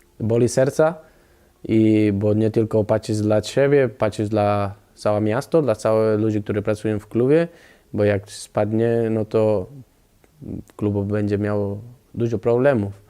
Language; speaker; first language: Polish; non-native, learner; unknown